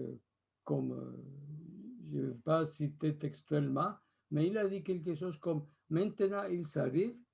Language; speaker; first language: French; non-native, fluent; Spanish